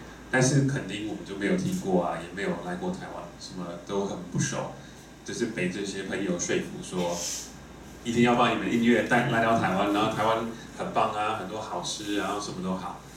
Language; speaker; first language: Chinese; non-native, fluent; English